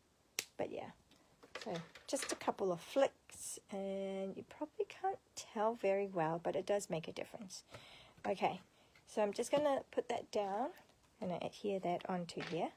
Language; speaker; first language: English; native; English